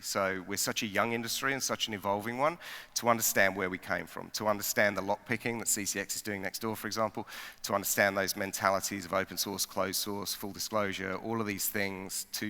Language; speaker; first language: English; native; English